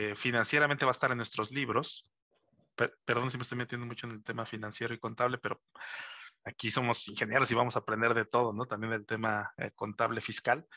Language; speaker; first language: Spanish; native; Spanish